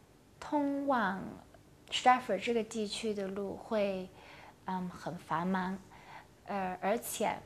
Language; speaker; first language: Chinese; non-native, local second language; Cantonese